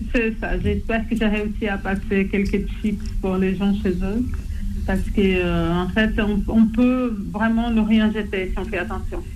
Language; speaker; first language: French; non-native, fluent; Portuguese